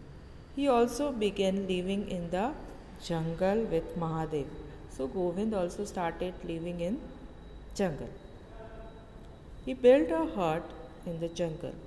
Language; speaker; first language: English; non-native, local second language; Hindi